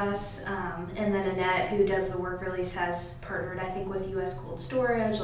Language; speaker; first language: English; native; English